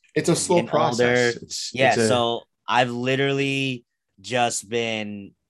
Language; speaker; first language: English; early bilingual, other home language; Filipino